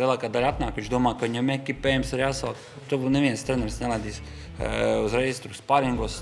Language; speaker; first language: Latvian; native; Latvian